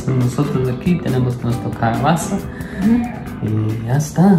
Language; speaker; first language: Spanish; non-native, learner; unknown